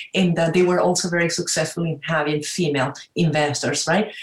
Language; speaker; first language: English; non-native, fluent; Spanish